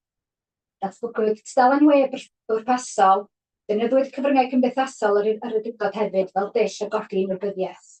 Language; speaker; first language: Welsh; native; Welsh